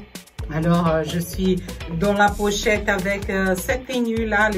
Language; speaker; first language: French; non-native, fluent; Portuguese